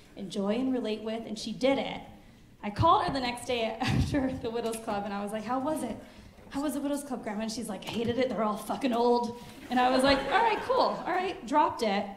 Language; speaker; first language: English; native; English